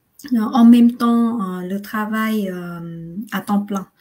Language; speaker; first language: French; non-native, fluent; Vietnamese